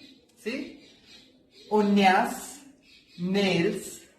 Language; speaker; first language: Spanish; non-native, fluent; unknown